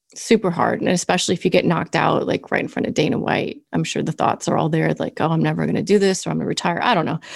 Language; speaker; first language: English; native; English